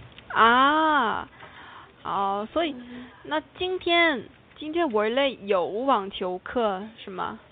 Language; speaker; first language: Chinese; non-native, fluent; Korean